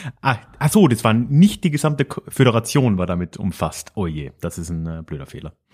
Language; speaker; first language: German; native; German